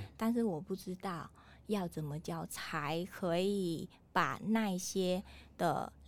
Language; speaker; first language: Chinese; non-native, fluent; Vietnamese